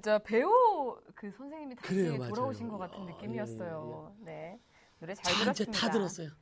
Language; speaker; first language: Korean; native; Korean